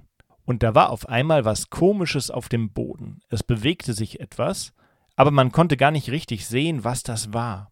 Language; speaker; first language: German; native; German